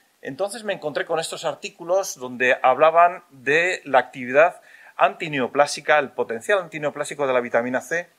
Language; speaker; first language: Spanish; native; Spanish